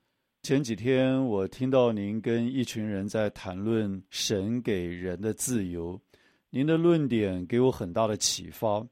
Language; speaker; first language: Chinese; native; Chinese